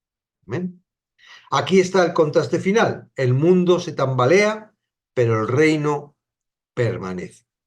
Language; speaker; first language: Spanish; native; Spanish